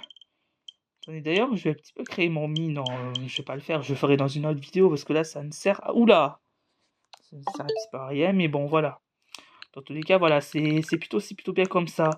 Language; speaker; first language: French; native; French